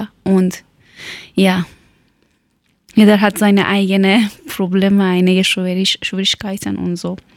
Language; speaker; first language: German; non-native, learner; Persian